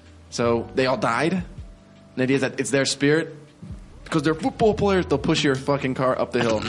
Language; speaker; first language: English; native; English